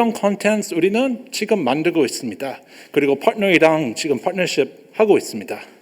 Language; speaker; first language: Korean; non-native, learner; English